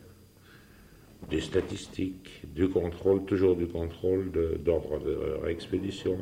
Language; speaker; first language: French; native; French